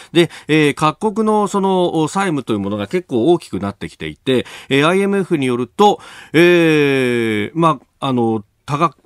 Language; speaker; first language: Japanese; native; Japanese